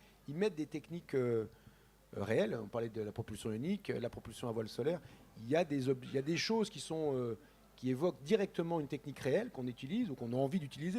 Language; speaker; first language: French; native; French